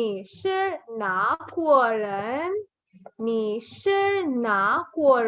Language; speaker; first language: Chinese; non-native, fluent; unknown